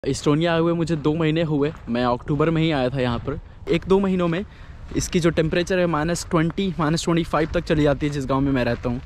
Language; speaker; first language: Hindi; native; Hindi